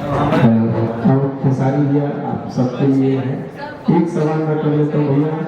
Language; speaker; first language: Hindi; native; Hindi